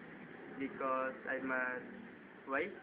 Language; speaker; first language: English; non-native, learner; Indonesian